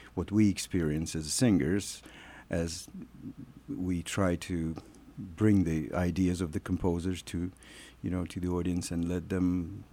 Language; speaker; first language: English; non-native, fluent; Russian